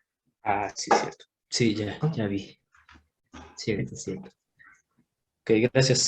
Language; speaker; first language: Spanish; native; Spanish